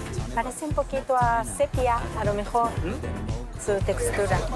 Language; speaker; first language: Spanish; non-native, fluent; Japanese